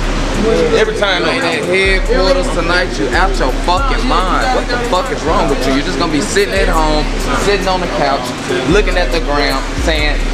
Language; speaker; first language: English; native; English